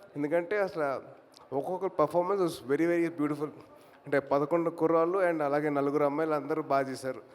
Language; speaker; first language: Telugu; native; Telugu